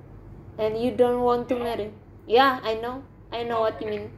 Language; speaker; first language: English; non-native, learner; Indonesian